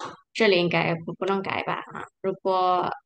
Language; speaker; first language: Chinese; non-native, fluent; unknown